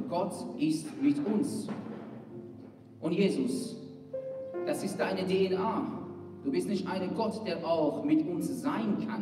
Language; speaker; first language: German; non-native, fluent; Persian